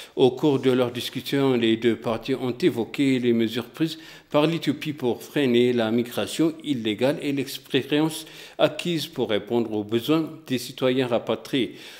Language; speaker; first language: French; non-native, fluent; Amharic